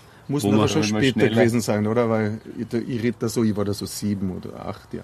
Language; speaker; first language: German; native; German